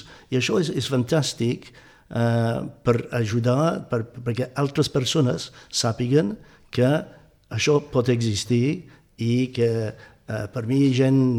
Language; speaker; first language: Catalan; non-native, fluent; English